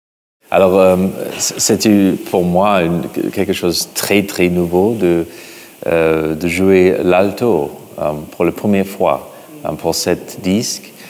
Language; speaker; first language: French; non-native, fluent; English